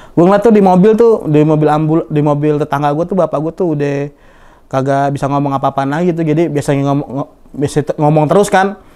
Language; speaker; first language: Indonesian; native; Indonesian